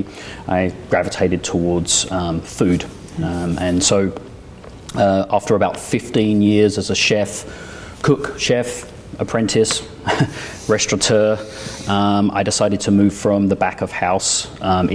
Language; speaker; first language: English; native; English